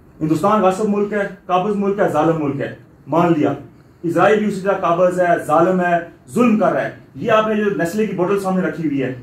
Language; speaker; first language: Urdu; non-native, local second language; Punjabi